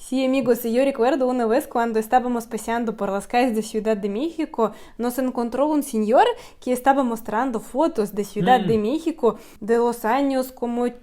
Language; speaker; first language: Spanish; non-native, fluent; Russian